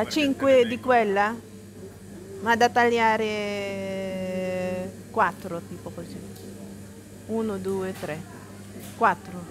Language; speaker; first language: Italian; non-native, learner; Filipino